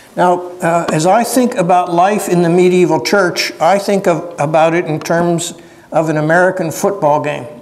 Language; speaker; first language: English; native; English